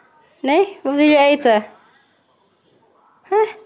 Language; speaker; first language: Dutch; non-native, learner; Waray